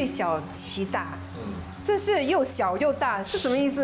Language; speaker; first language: Chinese; native; Chinese